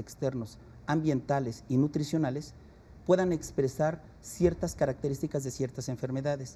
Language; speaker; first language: Spanish; native; Spanish